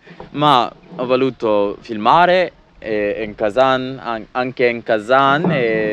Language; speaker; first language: Italian; non-native, learner; English